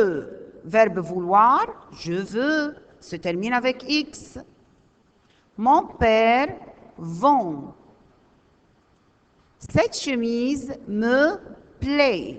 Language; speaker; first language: French; non-native, learner; Arabic